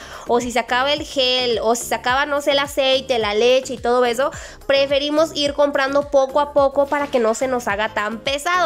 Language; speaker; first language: Spanish; native; Spanish